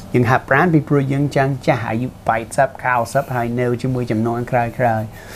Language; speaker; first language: Khmer; early bilingual, heritage; Khmer